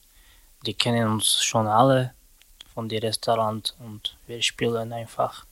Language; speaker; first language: German; non-native, learner; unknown